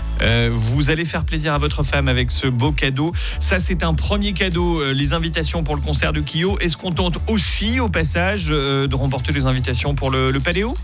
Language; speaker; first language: French; native; French